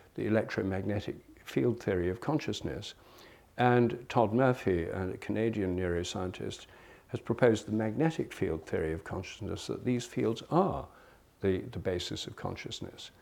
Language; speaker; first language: English; native; English